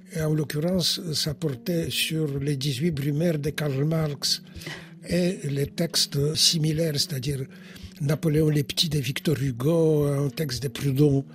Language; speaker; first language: French; non-native, fluent; Polish